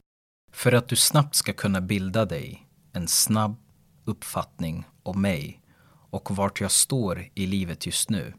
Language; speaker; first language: Swedish; early bilingual, other home language; Lingala